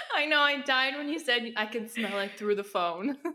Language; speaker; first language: English; native; English